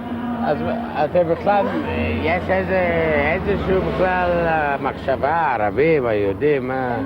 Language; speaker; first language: Hebrew; non-native, fluent; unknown